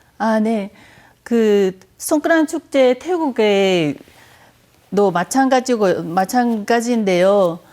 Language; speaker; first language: Korean; non-native, fluent; Thai